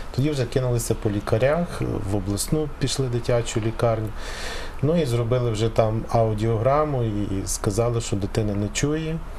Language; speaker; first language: Ukrainian; native; Ukrainian